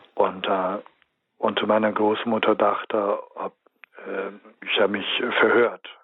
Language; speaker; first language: German; non-native, fluent; Chinese